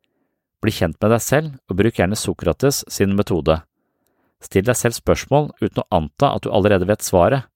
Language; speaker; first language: Norwegian; native; Norwegian